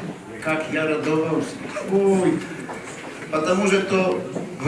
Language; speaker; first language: Russian; non-native, learner; Polish